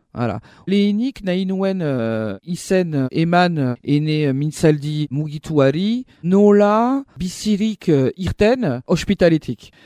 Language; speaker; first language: Basque; non-native, local second language; French